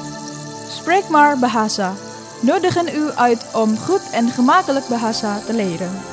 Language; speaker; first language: Dutch; non-native, learner; Indonesian